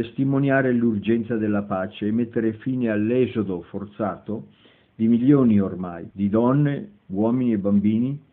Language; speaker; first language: Italian; native; Italian